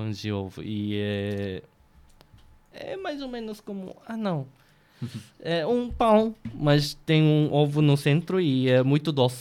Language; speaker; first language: Portuguese; non-native, fluent; Korean